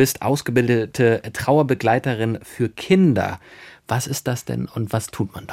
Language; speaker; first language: German; native; German